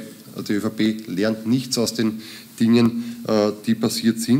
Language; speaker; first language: German; native; German